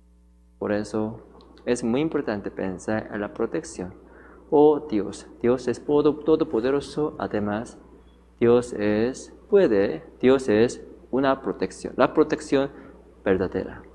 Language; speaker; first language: Spanish; non-native, learner; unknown